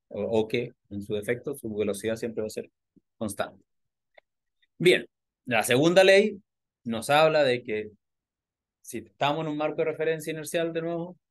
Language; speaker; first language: Spanish; native; Spanish